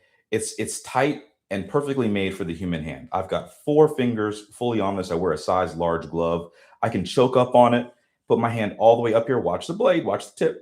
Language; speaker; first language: English; native; English